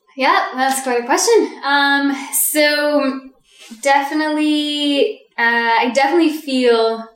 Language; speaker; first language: English; early bilingual, other home language; Russian